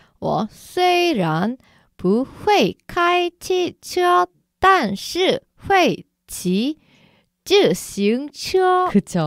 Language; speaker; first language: Chinese; non-native, learner; Korean